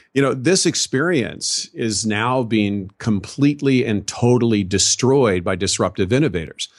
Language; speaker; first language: English; native; English